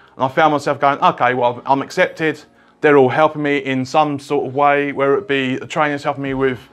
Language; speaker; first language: English; native; English